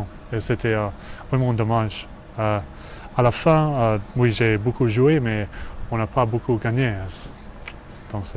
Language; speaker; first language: French; non-native, learner; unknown